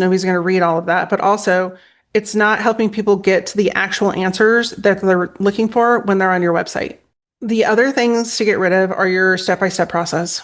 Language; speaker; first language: English; native; English